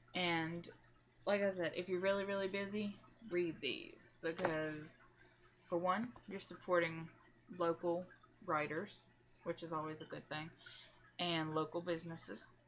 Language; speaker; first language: English; native; English